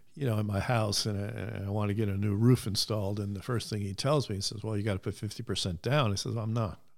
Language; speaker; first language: English; native; English